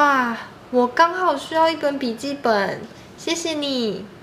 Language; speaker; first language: Chinese; non-native, local second language; English